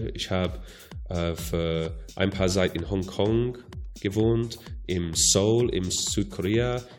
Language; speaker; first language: German; non-native, learner; English